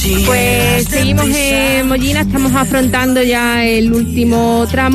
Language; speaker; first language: Spanish; native; Spanish